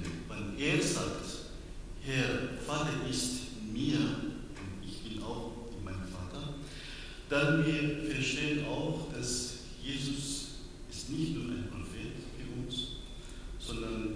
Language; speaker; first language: German; non-native, learner; Persian